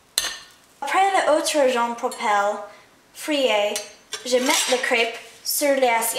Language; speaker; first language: French; non-native, learner; English